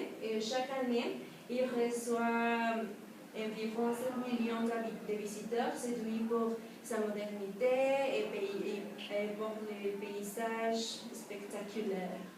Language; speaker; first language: French; non-native, learner; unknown